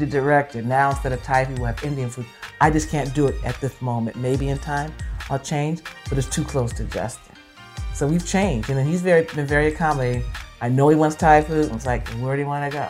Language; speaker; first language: English; native; English